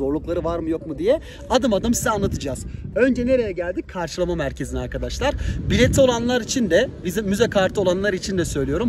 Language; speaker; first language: Turkish; native; Turkish